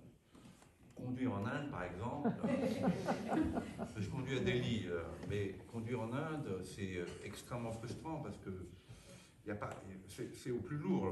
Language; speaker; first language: French; native; French